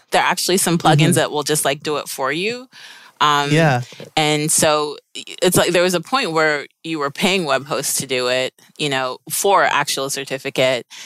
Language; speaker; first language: English; native; English